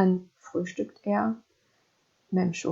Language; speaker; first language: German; non-native, fluent; French